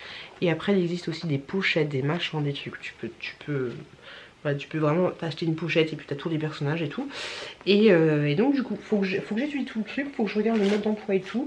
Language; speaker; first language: French; native; French